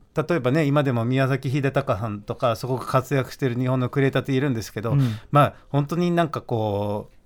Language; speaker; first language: Japanese; non-native, fluent; Dutch